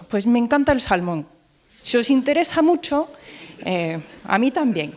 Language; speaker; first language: Spanish; non-native, fluent; Norwegian